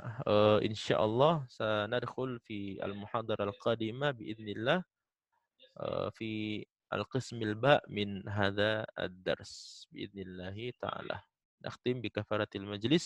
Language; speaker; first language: Arabic; non-native, fluent; Indonesian